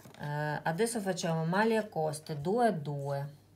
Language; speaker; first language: Italian; non-native, fluent; Russian